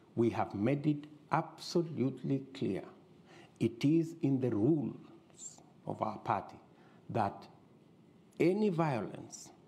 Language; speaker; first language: English; non-native, local second language; Kalenjin